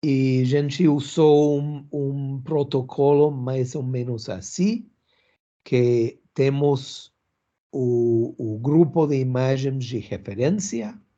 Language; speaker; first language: Portuguese; non-native, learner; English